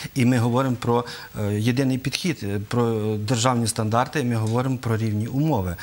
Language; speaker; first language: Ukrainian; native; Ukrainian